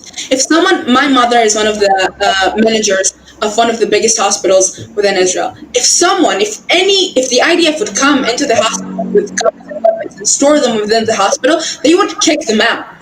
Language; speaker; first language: English; non-native, fluent; Hebrew